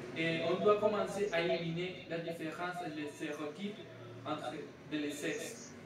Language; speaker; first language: French; non-native, learner; Spanish